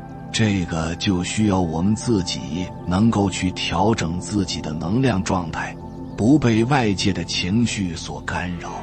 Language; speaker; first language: Chinese; native; Chinese